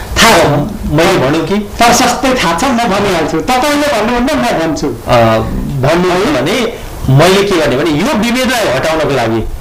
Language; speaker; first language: Nepali; native; Nepali